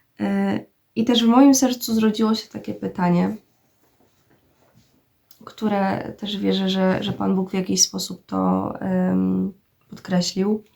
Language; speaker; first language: Polish; native; Polish